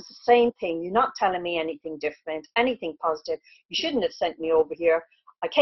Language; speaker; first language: English; native; English